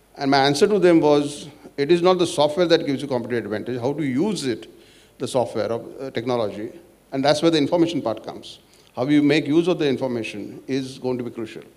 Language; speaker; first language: English; non-native, local second language; Marathi